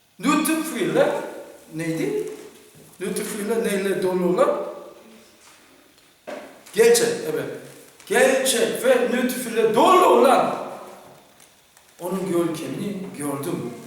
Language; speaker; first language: Turkish; non-native, fluent; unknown